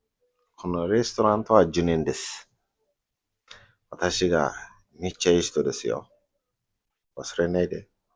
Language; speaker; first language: Japanese; non-native, fluent; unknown